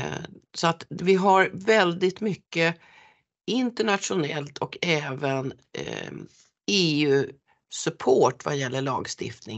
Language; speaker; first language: Swedish; native; Swedish